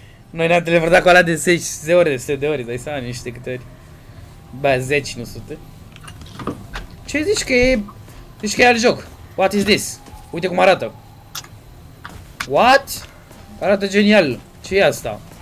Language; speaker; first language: Romanian; native; Romanian